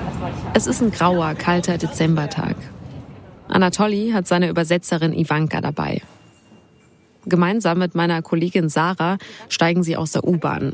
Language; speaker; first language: German; native; German